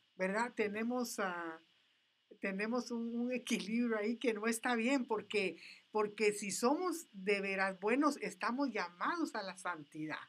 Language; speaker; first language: Spanish; native; Spanish